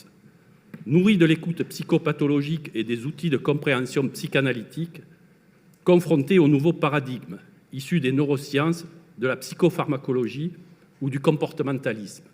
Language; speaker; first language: French; native; French